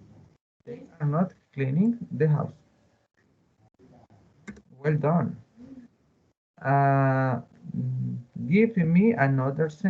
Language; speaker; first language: English; non-native, learner; Spanish